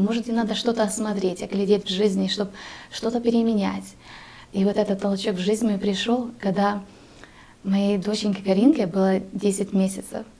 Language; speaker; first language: Russian; early bilingual, heritage; Russian